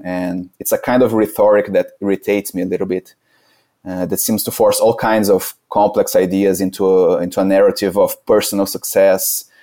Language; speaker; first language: English; non-native, fluent; Portuguese